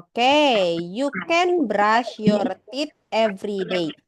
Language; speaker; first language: English; non-native, learner; Indonesian